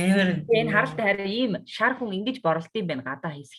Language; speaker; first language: Mongolian; native; Mongolian